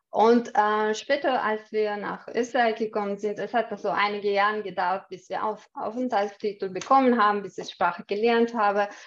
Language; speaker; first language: German; non-native, fluent; Russian